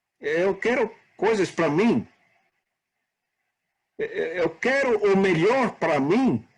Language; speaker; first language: Portuguese; non-native, fluent; English